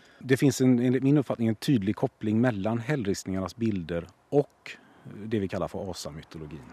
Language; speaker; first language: Swedish; native; Swedish